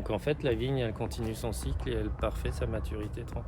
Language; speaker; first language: French; native; French